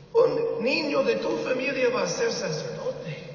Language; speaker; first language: Spanish; non-native, learner; English